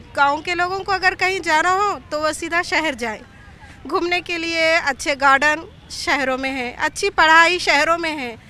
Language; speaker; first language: Hindi; non-native, local second language; Urdu